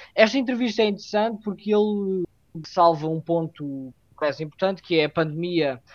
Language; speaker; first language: Portuguese; native; Portuguese